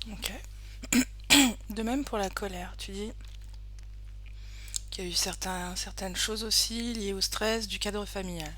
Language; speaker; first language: French; native; French